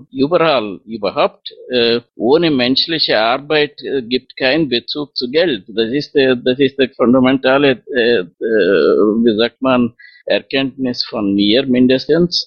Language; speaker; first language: German; non-native, fluent; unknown